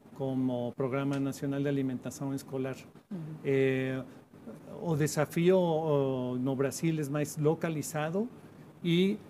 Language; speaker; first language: Portuguese; non-native, learner; Spanish